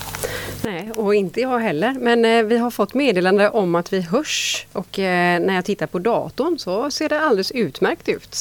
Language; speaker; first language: Swedish; native; Swedish